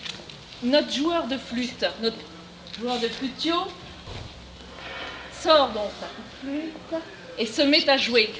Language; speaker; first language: French; native; French